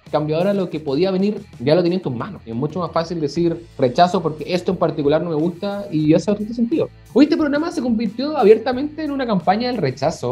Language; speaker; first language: Spanish; native; Spanish